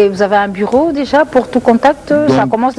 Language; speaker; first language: French; non-native, local second language; Lingala